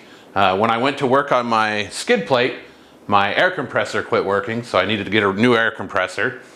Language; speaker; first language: English; native; English